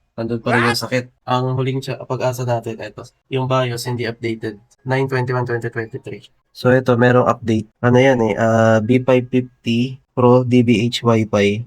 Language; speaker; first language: Filipino; native; Filipino